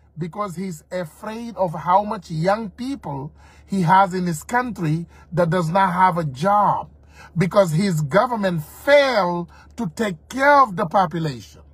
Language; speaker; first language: English; non-native, fluent; Wolof